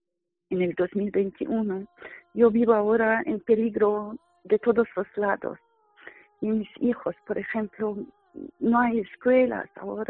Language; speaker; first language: Spanish; non-native, fluent; Arabic